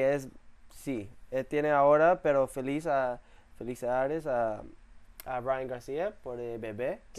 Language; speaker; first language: Spanish; early bilingual, heritage; English